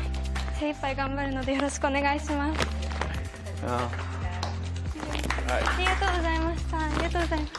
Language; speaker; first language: Japanese; non-native, fluent; English